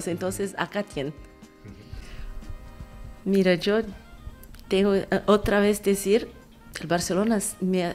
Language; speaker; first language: Spanish; non-native, fluent; Portuguese